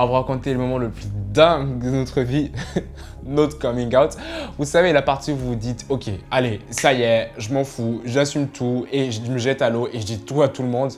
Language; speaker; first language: French; non-native, local second language; Rundi